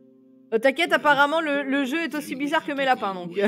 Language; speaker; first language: French; native; French